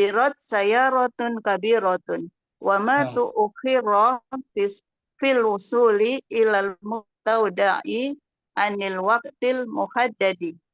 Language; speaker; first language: Arabic; non-native, learner; Indonesian